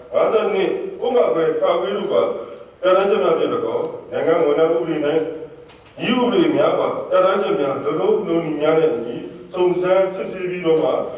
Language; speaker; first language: Burmese; non-native, local second language; Hakha Chin